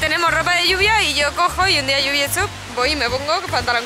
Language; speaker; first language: Spanish; native; Spanish